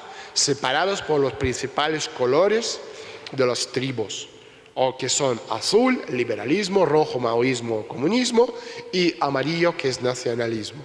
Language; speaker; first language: Spanish; non-native, fluent; Russian